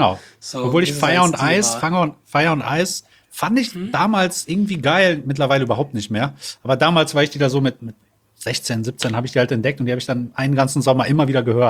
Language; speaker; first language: German; native; German